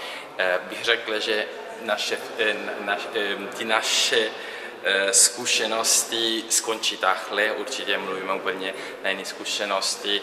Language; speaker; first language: Czech; non-native, learner; Italian